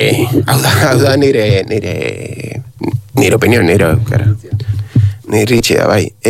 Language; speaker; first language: Basque; non-native, learner; Spanish